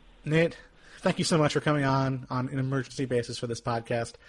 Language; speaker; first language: English; native; English